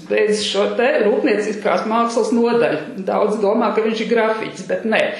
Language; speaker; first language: Latvian; native; Latvian